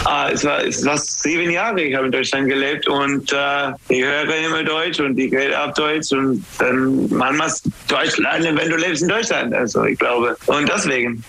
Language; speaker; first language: German; non-native, learner; English